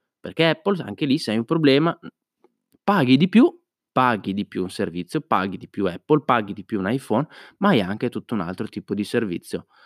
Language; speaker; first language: Italian; native; Italian